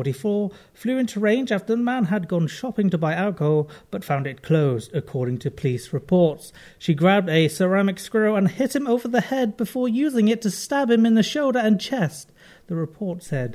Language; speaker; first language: English; native; English